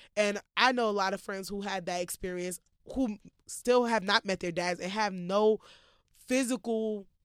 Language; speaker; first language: English; native; English